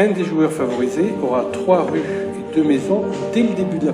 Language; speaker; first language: French; native; French